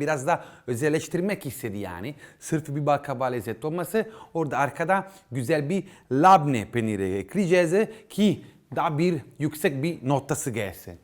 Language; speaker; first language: Turkish; non-native, fluent; Italian